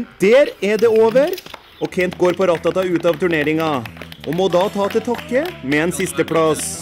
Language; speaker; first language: Norwegian; native; Norwegian